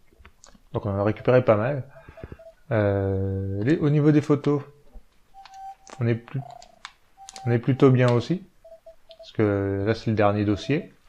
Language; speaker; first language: French; native; French